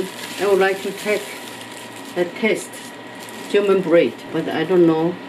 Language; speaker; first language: English; non-native, learner; Chinese